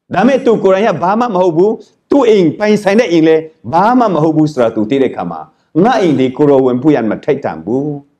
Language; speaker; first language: Burmese; non-native, local second language; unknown